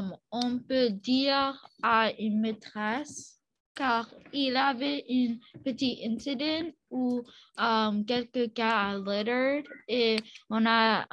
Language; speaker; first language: French; non-native, learner; English